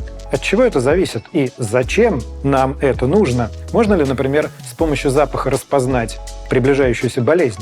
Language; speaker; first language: Russian; native; Russian